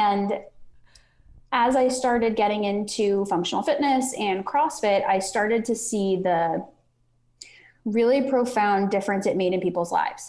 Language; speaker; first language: English; native; English